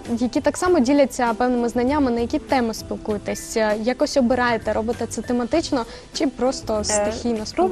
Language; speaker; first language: Ukrainian; native; Ukrainian